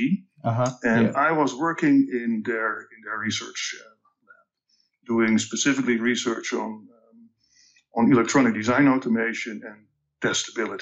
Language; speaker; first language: English; non-native, fluent; Dutch